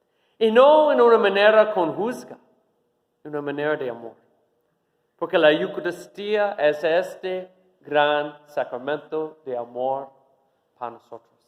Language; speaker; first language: Spanish; non-native, fluent; English